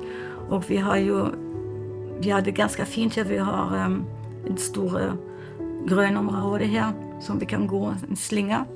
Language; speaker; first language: Swedish; non-native, fluent; German